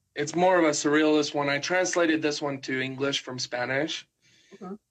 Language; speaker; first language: English; non-native, fluent; Spanish